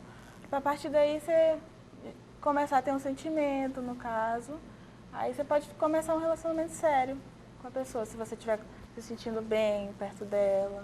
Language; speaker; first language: Portuguese; native; Portuguese